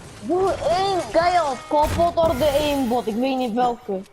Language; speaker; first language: Dutch; early bilingual, other home language; Turkish